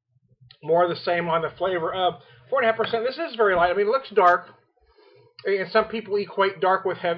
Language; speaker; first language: English; native; English